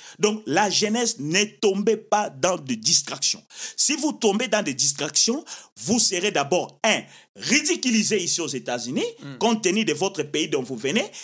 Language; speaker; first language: French; non-native, local second language; Lingala